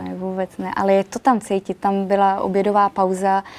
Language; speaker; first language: Czech; early bilingual, other home language; Macedonian